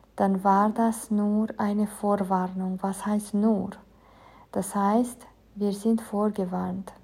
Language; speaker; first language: German; non-native, fluent; Romanian